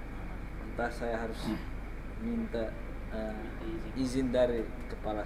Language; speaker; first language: Indonesian; non-native, learner; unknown